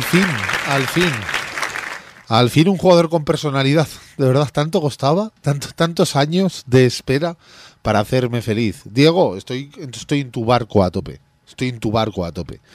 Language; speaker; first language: Spanish; native; Spanish